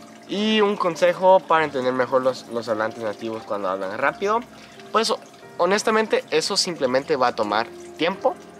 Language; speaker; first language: Spanish; non-native, fluent; English